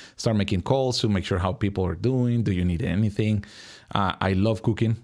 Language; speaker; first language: English; non-native, fluent; Spanish